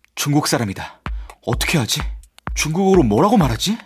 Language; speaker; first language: Korean; native; Korean